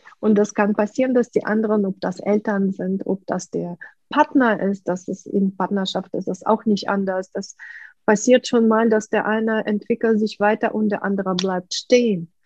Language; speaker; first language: German; non-native, fluent; Russian